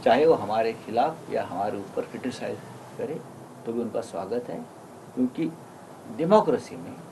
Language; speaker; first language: Hindi; non-native, local second language; Marathi